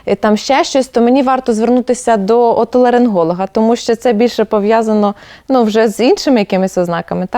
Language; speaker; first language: Ukrainian; native; Ukrainian